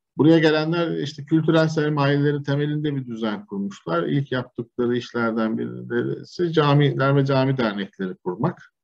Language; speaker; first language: Turkish; native; Turkish